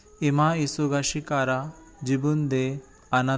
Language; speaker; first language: Japanese; non-native, learner; Hindi